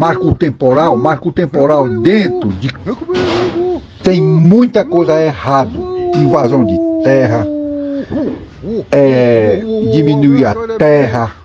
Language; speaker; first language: Portuguese; non-native, local second language; Kayapó